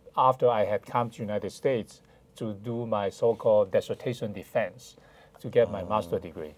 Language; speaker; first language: English; non-native, fluent; Chinese